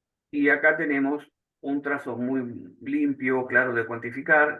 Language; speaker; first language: Spanish; native; Spanish